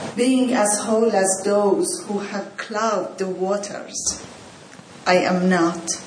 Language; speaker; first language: English; non-native, learner; Persian